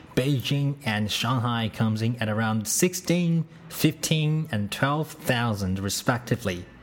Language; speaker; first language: English; non-native, fluent; Chinese